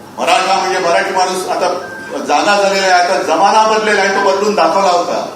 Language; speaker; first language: Marathi; native; Marathi